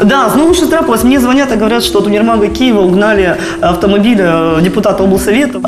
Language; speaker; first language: Russian; native; Russian